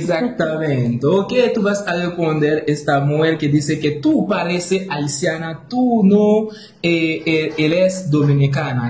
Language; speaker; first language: Spanish; non-native, learner; Haitian Creole